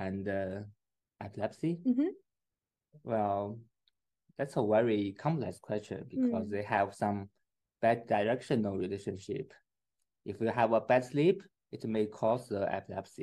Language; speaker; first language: English; non-native, fluent; Chinese